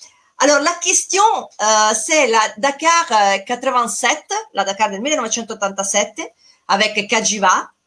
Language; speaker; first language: French; non-native, fluent; Italian